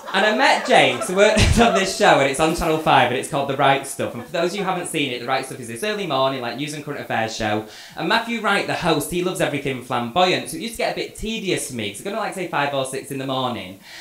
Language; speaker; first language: English; native; English